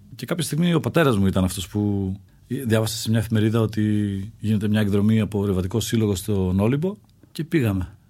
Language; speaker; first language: Greek; early bilingual, other home language; Czech